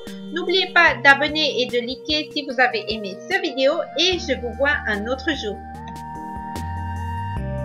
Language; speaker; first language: French; non-native, learner; Spanish